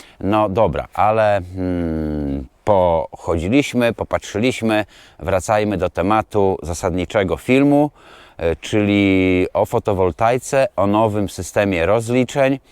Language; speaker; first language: Polish; native; Polish